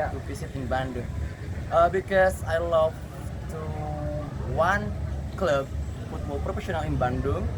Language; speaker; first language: English; non-native, learner; Indonesian